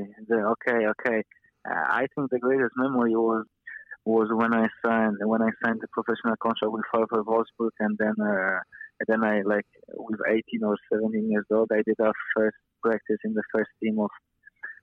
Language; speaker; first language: English; non-native, fluent; Polish